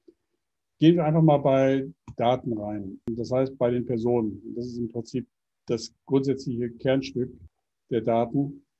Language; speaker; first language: German; native; German